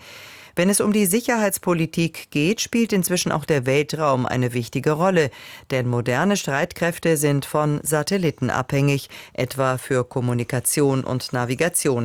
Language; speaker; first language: German; native; German